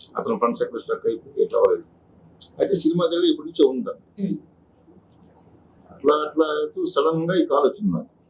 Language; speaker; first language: Telugu; native; Telugu